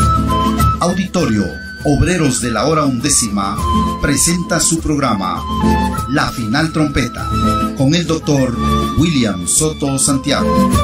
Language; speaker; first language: Spanish; native; Spanish